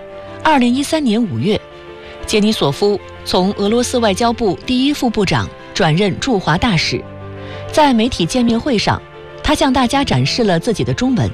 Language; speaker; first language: Chinese; native; Chinese